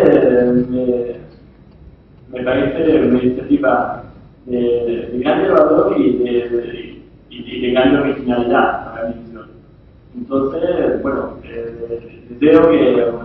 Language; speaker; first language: Spanish; non-native, fluent; Italian